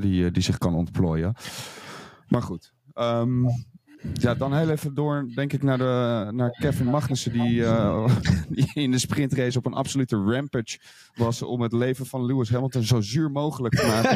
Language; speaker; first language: Dutch; native; Dutch